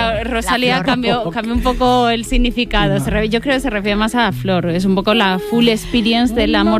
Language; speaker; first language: Spanish; native; Spanish